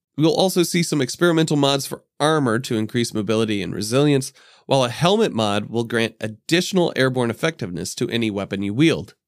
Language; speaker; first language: English; native; English